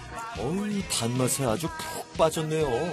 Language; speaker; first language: Korean; native; Korean